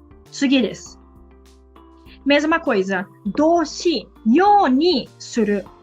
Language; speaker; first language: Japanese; non-native, fluent; Portuguese